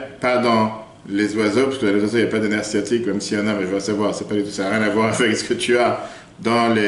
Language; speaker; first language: French; native; French